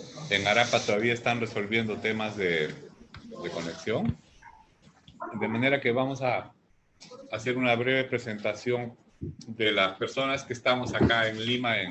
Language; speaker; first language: Spanish; native; Spanish